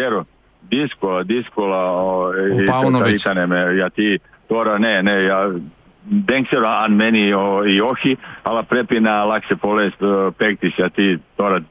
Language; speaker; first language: Greek; non-native, learner; Serbian